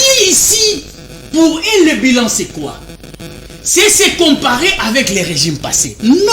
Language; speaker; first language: French; non-native, local second language; Lingala